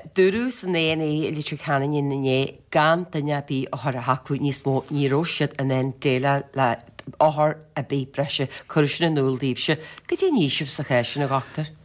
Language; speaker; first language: Irish; native; Irish